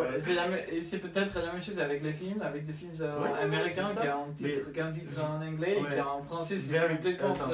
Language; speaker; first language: French; non-native, learner; Spanish